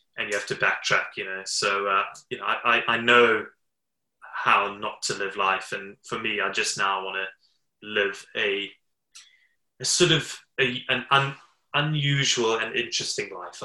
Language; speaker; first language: English; native; English